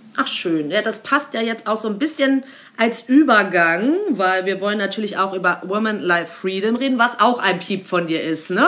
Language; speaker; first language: German; native; German